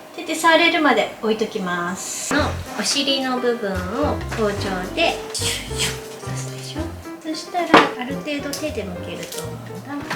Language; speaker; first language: Japanese; native; Japanese